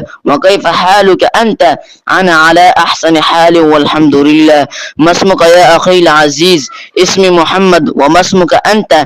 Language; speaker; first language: Arabic; non-native, learner; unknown